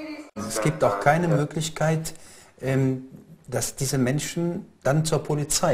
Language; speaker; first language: German; native; German